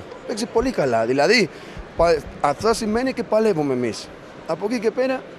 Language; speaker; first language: Greek; non-native, learner; Spanish